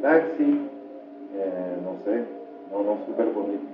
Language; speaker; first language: Spanish; non-native, fluent; French